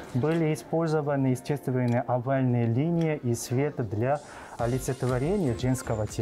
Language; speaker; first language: Russian; non-native, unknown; Korean